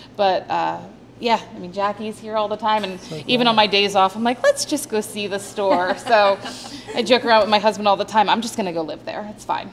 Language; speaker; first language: English; native; English